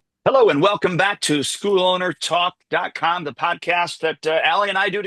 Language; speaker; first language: English; native; English